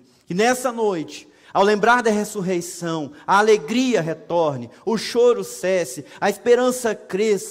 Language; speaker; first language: Portuguese; native; Portuguese